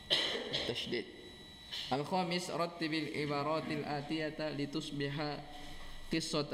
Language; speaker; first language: Arabic; non-native, fluent; Indonesian